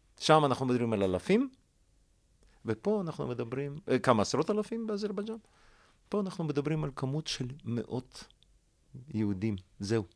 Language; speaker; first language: Hebrew; non-native, fluent; Russian